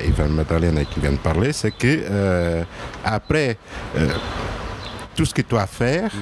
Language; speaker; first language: French; non-native, fluent; Portuguese